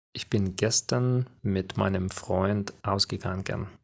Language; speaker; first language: German; non-native, fluent; Ukrainian